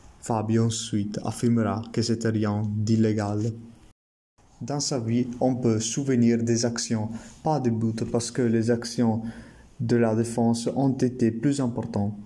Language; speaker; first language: French; non-native, learner; Italian